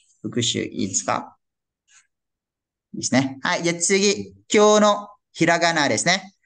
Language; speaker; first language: Japanese; non-native, fluent; Malay